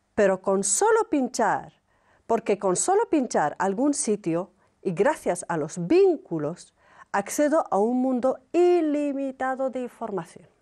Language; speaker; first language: Spanish; non-native, fluent; Arabic